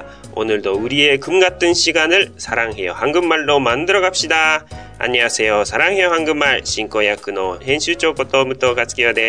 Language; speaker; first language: Korean; non-native, fluent; Japanese